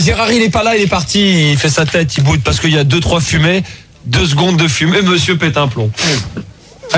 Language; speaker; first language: French; native; French